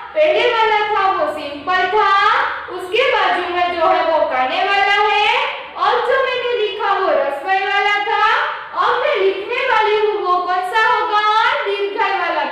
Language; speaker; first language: Hindi; non-native, local second language; Gujarati